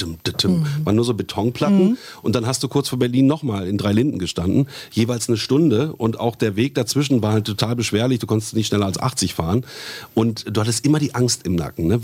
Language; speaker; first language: German; native; German